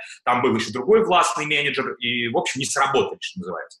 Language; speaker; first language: Russian; native; Russian